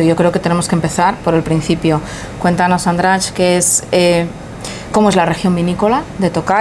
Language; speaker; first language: Spanish; native; Spanish